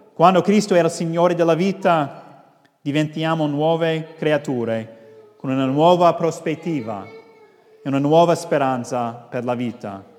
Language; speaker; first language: Italian; non-native, fluent; English